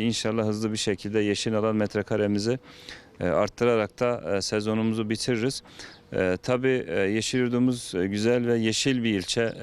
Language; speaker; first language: Turkish; native; Turkish